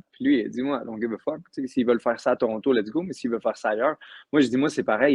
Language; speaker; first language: French; native; French